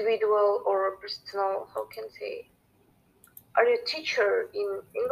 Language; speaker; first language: English; non-native, learner; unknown